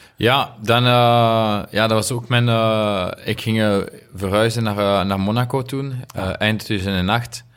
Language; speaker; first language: Dutch; non-native, local second language; French